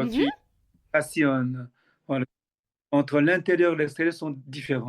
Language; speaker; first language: French; non-native, fluent; Korean